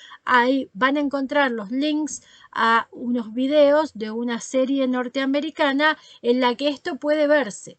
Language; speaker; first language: Spanish; native; Spanish